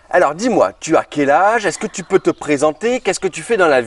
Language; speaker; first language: French; native; French